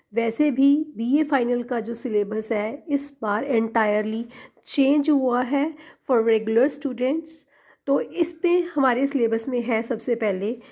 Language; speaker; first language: Hindi; non-native, local second language; Punjabi